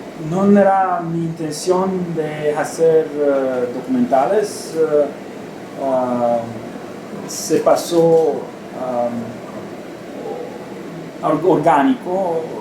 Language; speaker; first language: Spanish; non-native, learner; Romanian